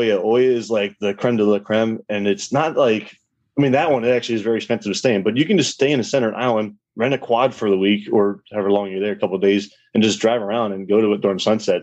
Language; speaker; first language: English; native; English